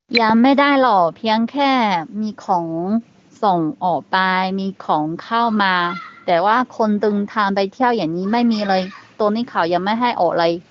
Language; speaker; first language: Thai; non-native, learner; Chinese